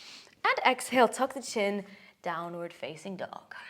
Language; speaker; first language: English; native; English